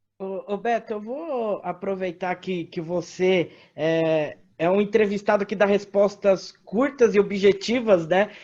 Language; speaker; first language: Portuguese; native; Portuguese